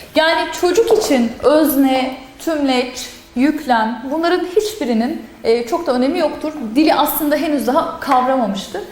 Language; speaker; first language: Turkish; native; Turkish